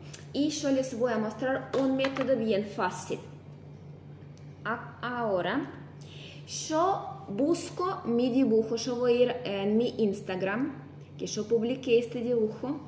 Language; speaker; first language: Spanish; non-native, fluent; Russian